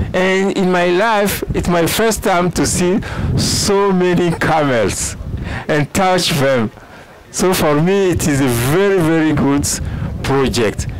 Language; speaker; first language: English; non-native, fluent; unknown